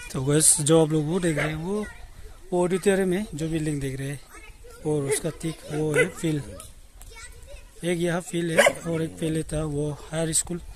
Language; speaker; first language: Hindi; non-native, local second language; Adi